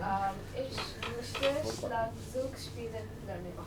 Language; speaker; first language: German; non-native, learner; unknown